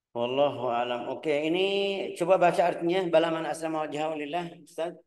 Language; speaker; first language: Malay; non-native, fluent; Arabic